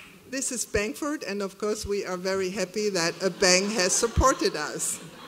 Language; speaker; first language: English; non-native, fluent; German